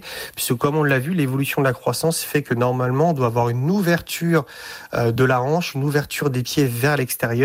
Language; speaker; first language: French; native; French